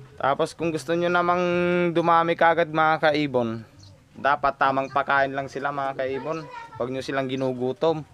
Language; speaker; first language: Filipino; native; Filipino